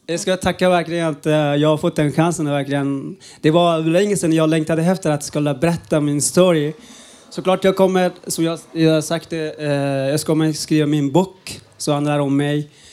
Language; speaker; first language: Swedish; non-native, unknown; Uzbek